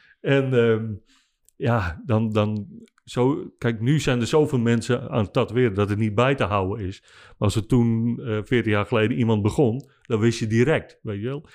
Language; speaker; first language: Dutch; non-native, local second language; Western Frisian